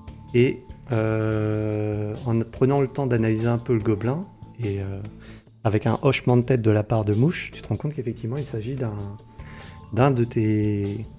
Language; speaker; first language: French; native; French